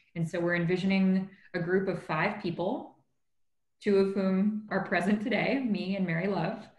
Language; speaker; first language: English; native; English